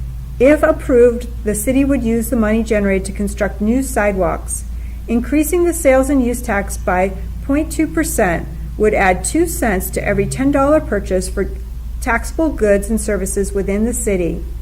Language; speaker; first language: English; native; English